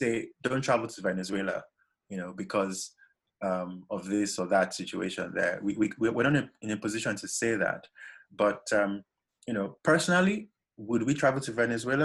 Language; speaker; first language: English; non-native, local second language; Yoruba